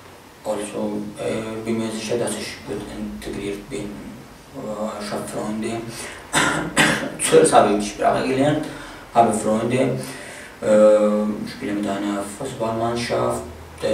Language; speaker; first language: German; non-native, fluent; Arabic